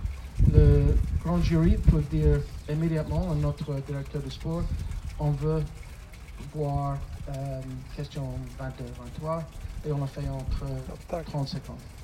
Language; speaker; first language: French; non-native, fluent; English